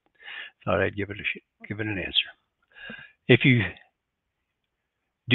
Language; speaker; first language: English; native; English